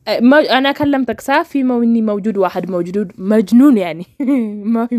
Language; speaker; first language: Arabic; non-native, learner; Oromo